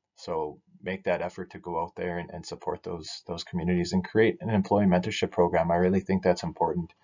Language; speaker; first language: English; native; English